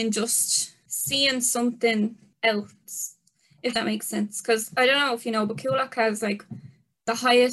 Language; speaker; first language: English; native; English